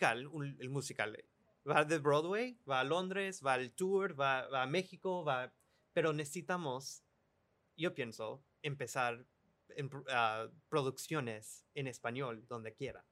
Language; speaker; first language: Spanish; early bilingual, other home language; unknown